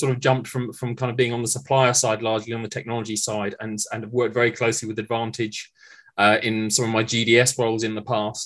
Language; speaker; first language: English; native; English